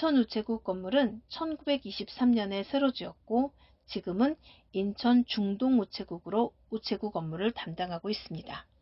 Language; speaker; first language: Korean; native; Korean